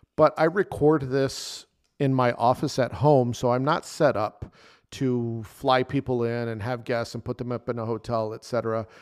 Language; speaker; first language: English; native; English